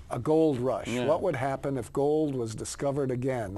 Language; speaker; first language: English; native; English